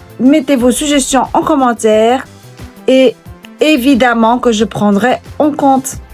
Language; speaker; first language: French; early bilingual, other home language; Portuguese